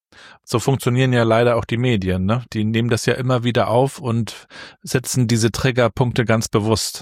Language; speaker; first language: German; native; German